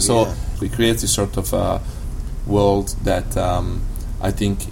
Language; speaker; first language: English; non-native, fluent; Italian